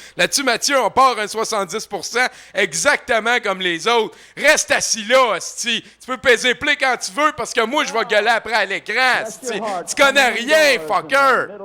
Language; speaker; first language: French; native; French